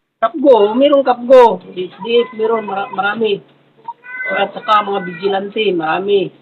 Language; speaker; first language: Filipino; non-native, local second language; Cebuano